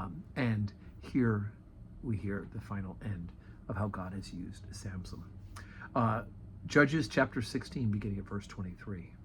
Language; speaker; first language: English; native; English